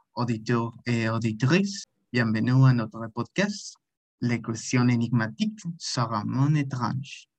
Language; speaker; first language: French; non-native, learner; Spanish